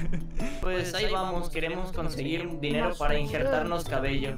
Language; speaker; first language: Spanish; native; Spanish